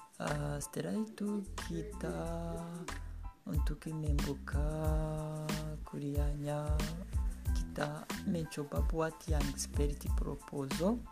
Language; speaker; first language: Indonesian; non-native, learner; Kinyarwanda